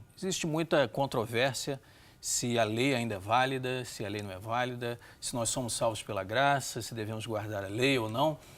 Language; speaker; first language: Portuguese; native; Portuguese